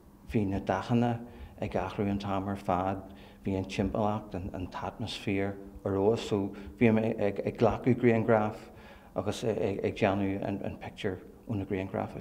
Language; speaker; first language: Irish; non-native, learner; English